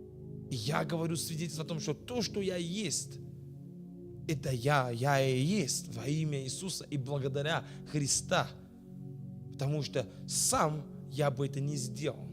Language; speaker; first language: Russian; non-native, fluent; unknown